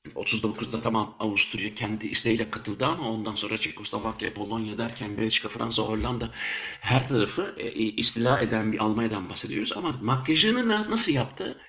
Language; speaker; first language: Turkish; early bilingual, heritage; Turkish